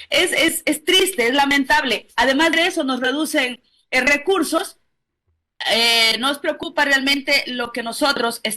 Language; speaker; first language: Spanish; native; Spanish